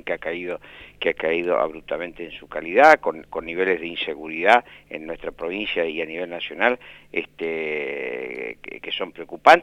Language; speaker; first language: Spanish; native; Spanish